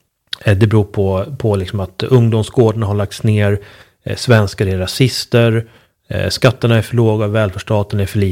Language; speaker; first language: Swedish; native; Swedish